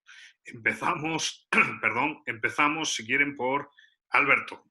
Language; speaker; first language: Spanish; native; Spanish